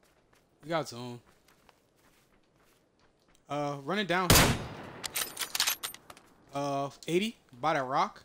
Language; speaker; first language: English; native; English